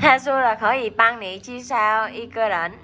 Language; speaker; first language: Chinese; non-native, learner; Vietnamese